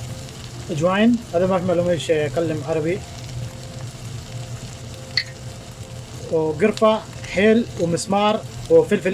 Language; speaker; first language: Arabic; non-native, learner; Urdu